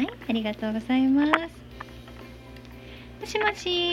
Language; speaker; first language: Japanese; native; Japanese